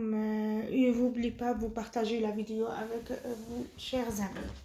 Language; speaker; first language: French; non-native, fluent; Arabic